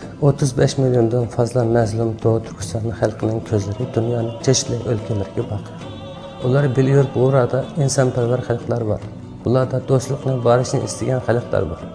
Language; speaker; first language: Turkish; non-native, learner; Uyghur